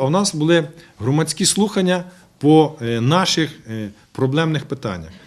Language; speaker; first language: Ukrainian; native; Ukrainian